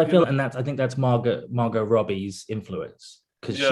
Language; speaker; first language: English; native; English